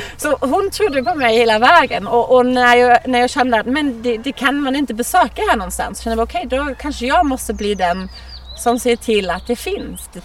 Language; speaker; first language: Swedish; non-native, fluent; German